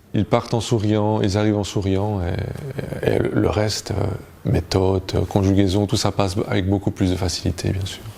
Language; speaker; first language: French; native; French